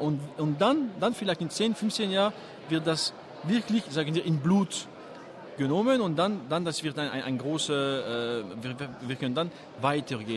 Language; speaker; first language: German; non-native, fluent; French